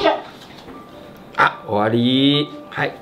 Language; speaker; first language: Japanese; non-native, learner; Chinese